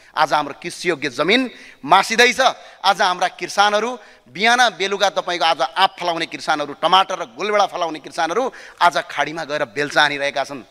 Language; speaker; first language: Nepali; native; Nepali